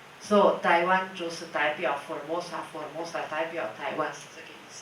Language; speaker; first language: Chinese; non-native, fluent; Dutch